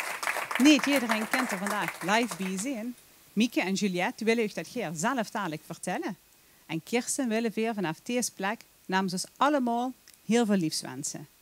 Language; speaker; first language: Dutch; native; Dutch